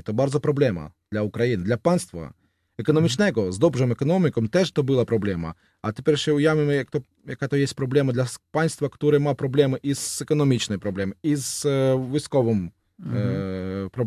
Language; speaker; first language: Polish; non-native, learner; Russian